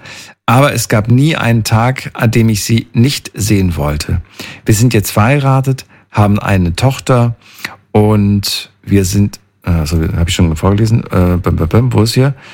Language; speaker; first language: German; native; German